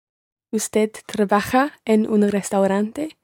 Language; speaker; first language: Spanish; non-native, learner; English